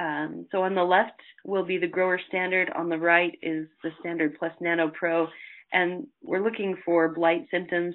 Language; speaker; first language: English; native; English